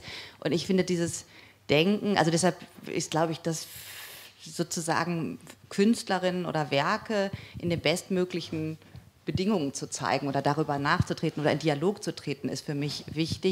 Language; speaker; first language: German; native; German